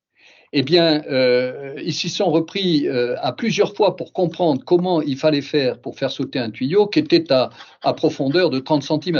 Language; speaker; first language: French; native; French